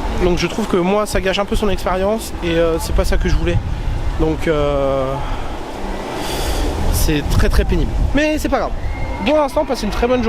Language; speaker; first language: French; native; French